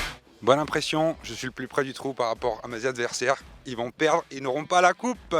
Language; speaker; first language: French; native; French